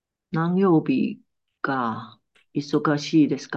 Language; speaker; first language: Japanese; non-native, learner; Chinese